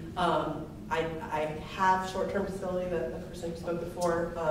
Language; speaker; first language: English; native; English